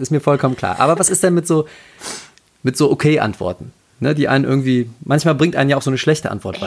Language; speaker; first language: German; native; German